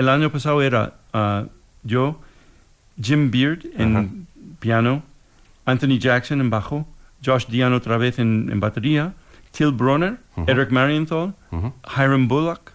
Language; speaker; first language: Spanish; non-native, fluent; English